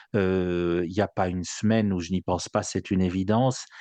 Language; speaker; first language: French; native; French